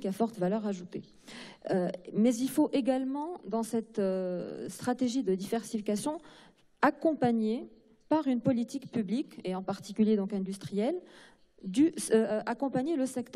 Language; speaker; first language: French; non-native, local second language; Arabic